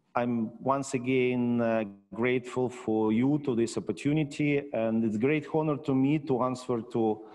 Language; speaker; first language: English; non-native, learner; Ukrainian